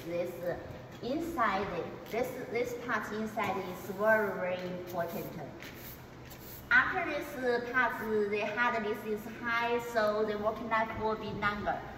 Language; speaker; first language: English; non-native, learner; Chinese